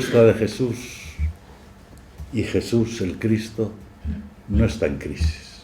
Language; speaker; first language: Spanish; native; Spanish